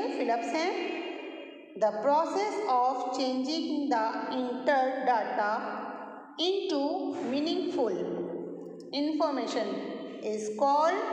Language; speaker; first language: Hindi; native; Hindi